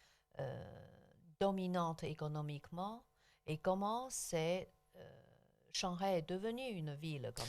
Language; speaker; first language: French; non-native, local second language; Chinese